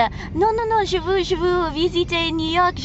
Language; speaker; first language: French; non-native, learner; English